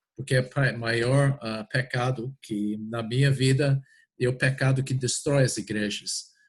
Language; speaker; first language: Portuguese; non-native, fluent; English